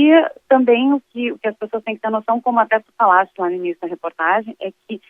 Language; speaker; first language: Portuguese; native; Portuguese